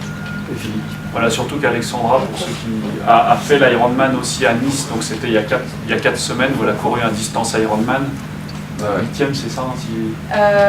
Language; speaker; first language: French; native; French